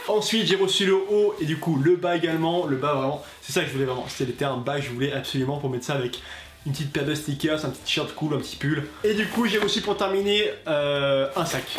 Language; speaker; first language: French; native; French